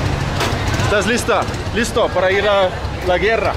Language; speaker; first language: Spanish; non-native, learner; English